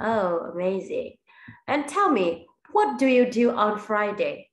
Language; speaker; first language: English; non-native, fluent; Vietnamese